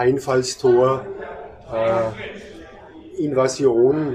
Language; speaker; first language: German; native; German